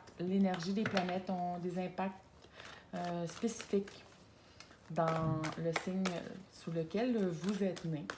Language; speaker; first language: French; native; French